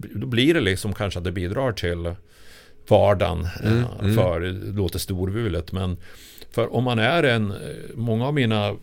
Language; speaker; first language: Swedish; native; Swedish